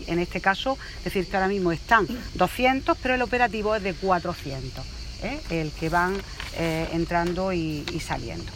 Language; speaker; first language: Spanish; native; Spanish